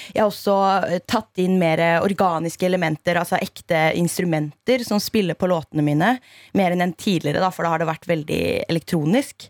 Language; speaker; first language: Norwegian; native; Norwegian